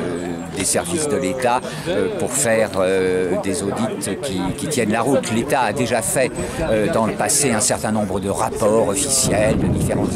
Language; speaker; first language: French; native; French